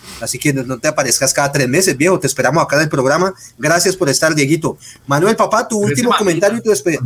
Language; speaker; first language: Spanish; native; Spanish